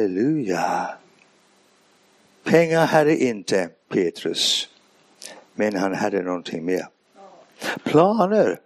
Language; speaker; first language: Swedish; non-native, fluent; English